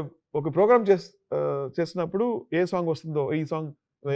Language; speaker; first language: Telugu; non-native, learner; Tamil